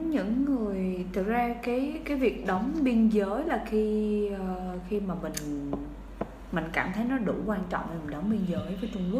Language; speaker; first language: Vietnamese; native; Vietnamese